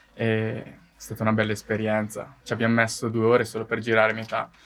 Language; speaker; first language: Italian; native; Italian